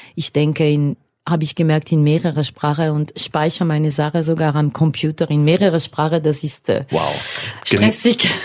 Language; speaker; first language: German; non-native, local second language; French